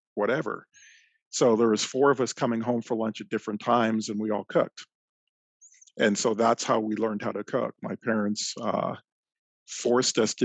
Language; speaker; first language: English; native; English